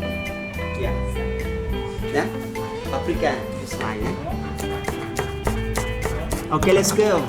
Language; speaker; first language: English; non-native, learner; Khmer